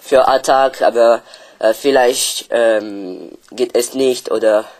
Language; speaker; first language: German; non-native, learner; French